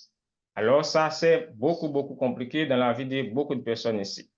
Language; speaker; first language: French; non-native, local second language; Haitian Creole